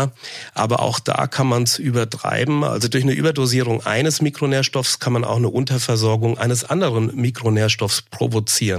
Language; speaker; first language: German; native; German